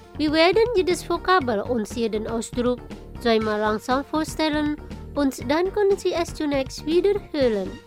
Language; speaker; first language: German; non-native, learner; Indonesian